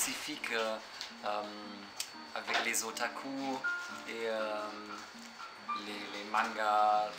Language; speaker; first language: French; non-native, fluent; German